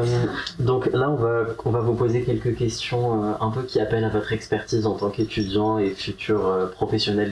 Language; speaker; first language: French; native; French